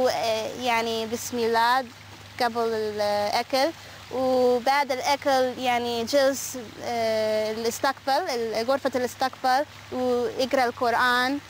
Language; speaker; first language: Arabic; non-native, learner; English